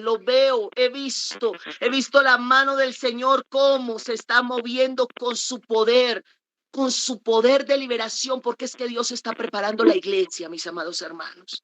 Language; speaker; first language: Spanish; native; Spanish